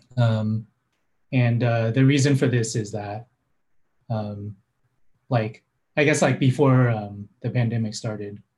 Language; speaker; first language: English; native; English